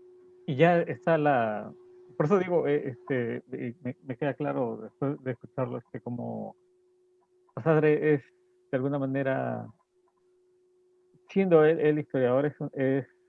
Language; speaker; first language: Spanish; native; Spanish